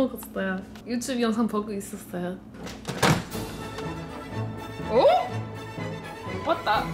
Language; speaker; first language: Korean; non-native, learner; English